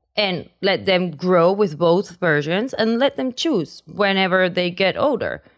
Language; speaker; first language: English; non-native, fluent; Spanish